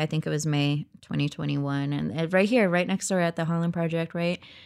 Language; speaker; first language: English; early bilingual, other home language; Spanish